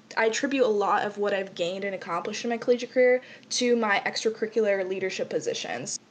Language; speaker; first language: English; native; English